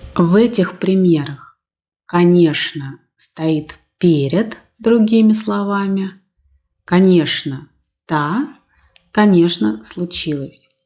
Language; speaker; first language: Russian; native; Russian